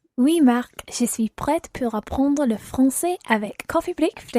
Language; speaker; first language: French; non-native, learner; English